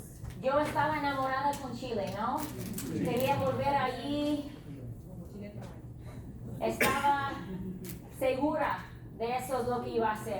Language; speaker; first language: Spanish; non-native, fluent; English